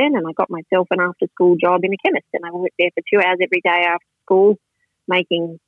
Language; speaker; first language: English; native; English